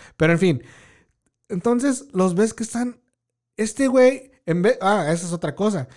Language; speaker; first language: Spanish; early bilingual, heritage; Spanish